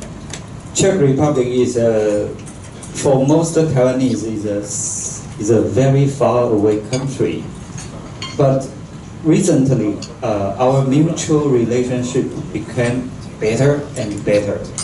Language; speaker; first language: English; non-native, local second language; Chinese